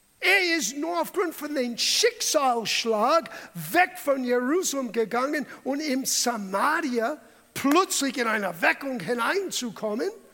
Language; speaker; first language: German; non-native, fluent; English